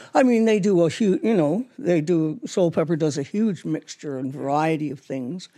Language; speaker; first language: English; native; English